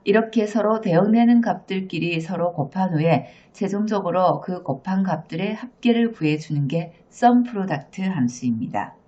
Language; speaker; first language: Korean; native; Korean